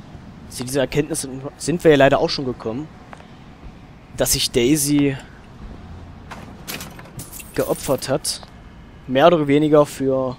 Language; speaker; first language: German; native; German